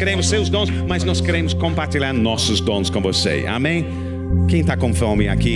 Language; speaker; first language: Portuguese; non-native, learner; English